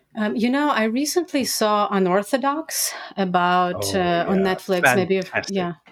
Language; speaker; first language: English; non-native, fluent; Russian